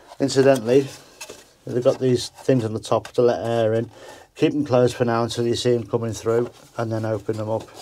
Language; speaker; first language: English; native; English